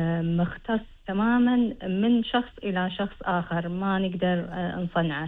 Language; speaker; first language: Arabic; native; Arabic